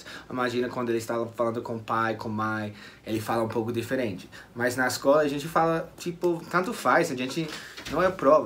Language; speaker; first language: Portuguese; non-native, fluent; English